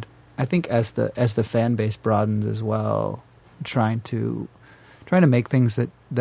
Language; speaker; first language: English; native; English